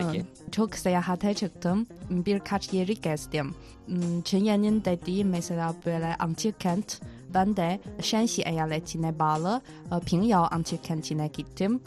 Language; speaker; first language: Turkish; non-native, fluent; Chinese